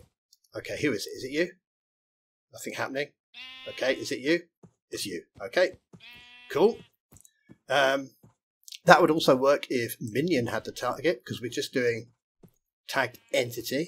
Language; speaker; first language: English; native; English